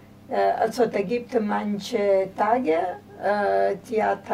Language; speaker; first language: German; non-native, learner; Italian